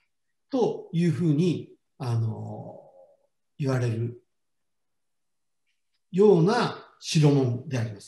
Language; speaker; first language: Japanese; native; Japanese